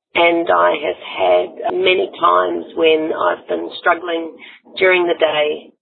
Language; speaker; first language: English; native; English